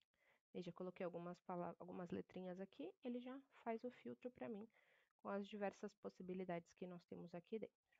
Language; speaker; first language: Portuguese; native; Portuguese